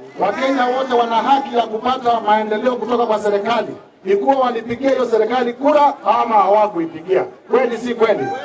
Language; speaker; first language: Swahili; non-native, local second language; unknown